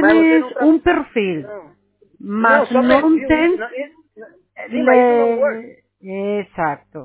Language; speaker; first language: Spanish; non-native, fluent; Portuguese